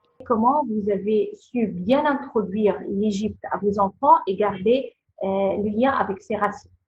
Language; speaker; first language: French; non-native, fluent; Arabic